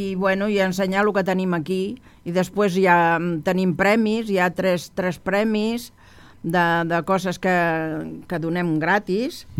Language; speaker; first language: Catalan; non-native, local second language; Spanish